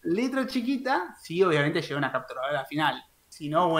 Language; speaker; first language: Spanish; native; Spanish